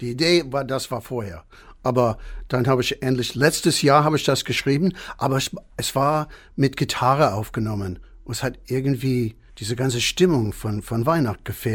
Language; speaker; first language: German; non-native, fluent; English